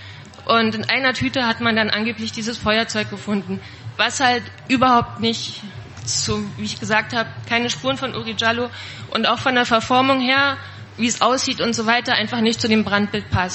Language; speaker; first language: German; native; German